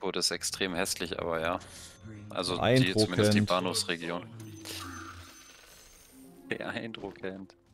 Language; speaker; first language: German; native; German